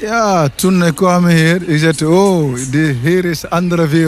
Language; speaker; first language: Dutch; non-native, learner; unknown